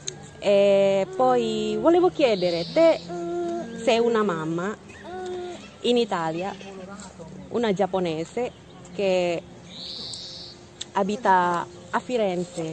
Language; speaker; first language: Italian; non-native, learner; Indonesian